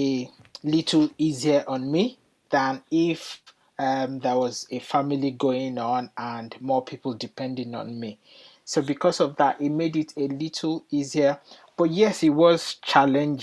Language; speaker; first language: English; non-native, local second language; Yoruba